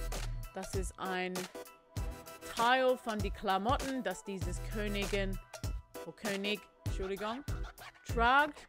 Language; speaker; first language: German; non-native, learner; English